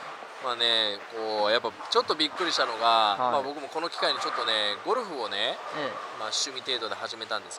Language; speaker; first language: Japanese; native; Japanese